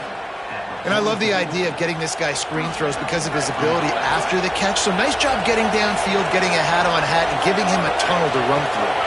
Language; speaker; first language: English; native; English